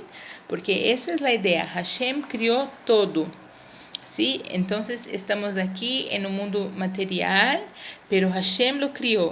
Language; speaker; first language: Spanish; non-native, fluent; Portuguese